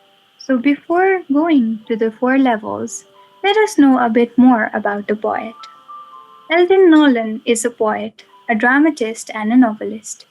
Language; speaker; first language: English; non-native, local second language; Nepali